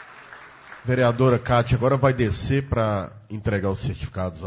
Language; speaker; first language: Portuguese; native; Portuguese